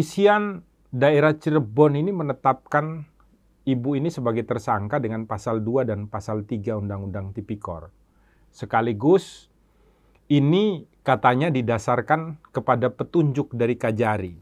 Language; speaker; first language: Indonesian; native; Indonesian